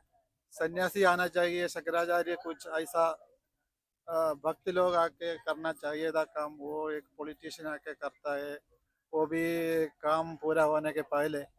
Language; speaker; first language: Hindi; non-native, local second language; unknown